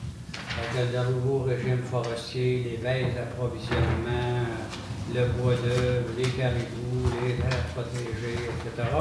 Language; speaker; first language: French; native; French